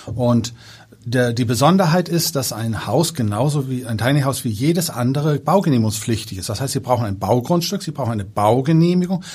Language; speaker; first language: German; early bilingual, other home language; Danish